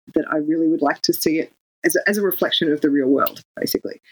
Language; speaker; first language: English; native; English